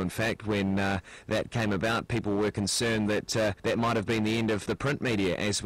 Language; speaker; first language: English; native; English